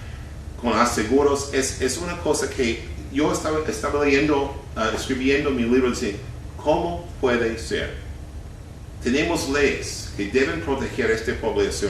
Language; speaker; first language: Spanish; non-native, fluent; English